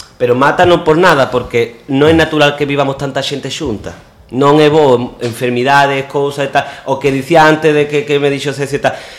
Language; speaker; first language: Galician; non-native, local second language; Spanish